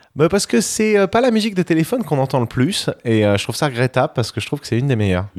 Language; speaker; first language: French; native; French